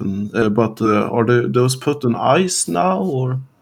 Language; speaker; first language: English; non-native, fluent; Swedish